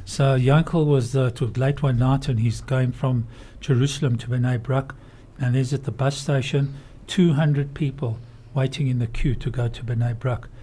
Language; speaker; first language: English; native; English